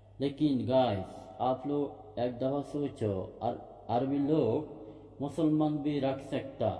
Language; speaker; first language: Hindi; non-native, learner; Bangla